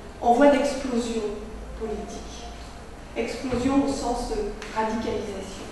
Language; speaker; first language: French; native; French